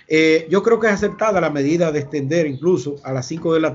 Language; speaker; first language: Spanish; native; Spanish